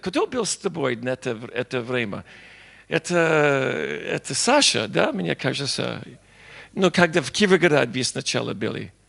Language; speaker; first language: Russian; non-native, learner; English